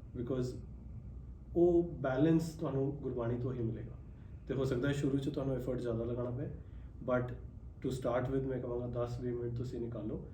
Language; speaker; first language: Punjabi; early bilingual, heritage; Punjabi